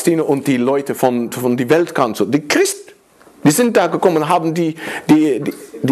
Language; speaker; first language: German; non-native, fluent; Dutch